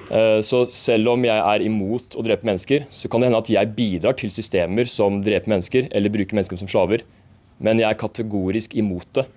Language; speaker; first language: Norwegian; native; Norwegian